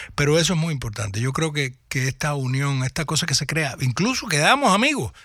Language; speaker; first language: Spanish; native; Spanish